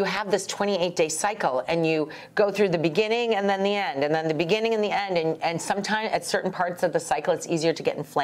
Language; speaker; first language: English; native; English